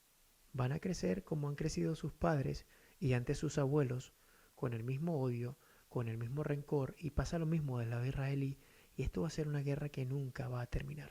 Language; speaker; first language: Spanish; native; Spanish